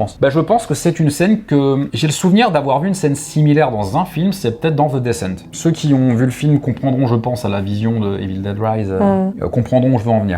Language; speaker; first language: French; native; French